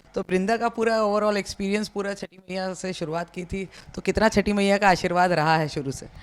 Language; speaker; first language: Hindi; native; Hindi